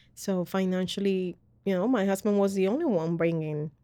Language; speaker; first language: English; early bilingual, other home language; Spanish